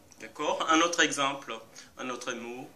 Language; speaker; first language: French; non-native, fluent; Portuguese